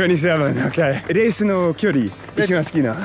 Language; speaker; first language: Japanese; non-native, learner; English